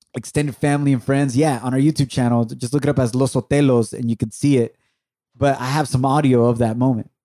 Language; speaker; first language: English; early bilingual, other home language; Spanish